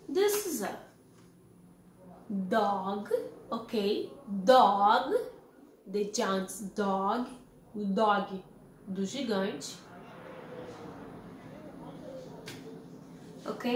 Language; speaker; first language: English; non-native, learner; Portuguese